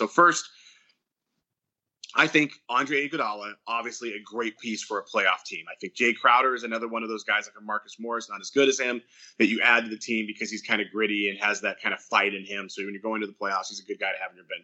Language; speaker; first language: English; native; English